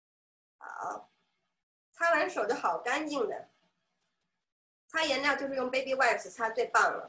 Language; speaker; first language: Chinese; native; Chinese